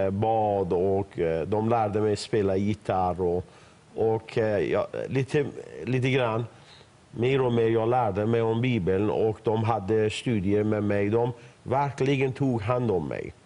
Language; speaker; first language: Swedish; non-native, fluent; Persian